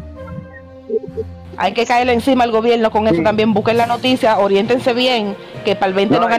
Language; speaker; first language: Spanish; native; Spanish